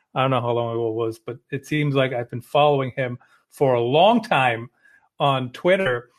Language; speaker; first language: English; early bilingual, other home language; German